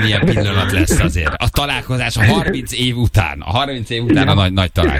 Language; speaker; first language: Hungarian; native; Hungarian